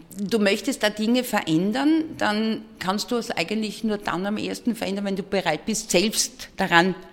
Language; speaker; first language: German; native; German